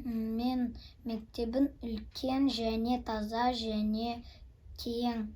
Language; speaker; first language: Kazakh; non-native, local second language; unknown